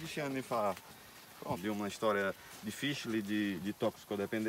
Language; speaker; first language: Italian; non-native, fluent; Portuguese